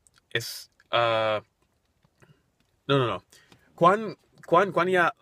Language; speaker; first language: Catalan; non-native, learner; English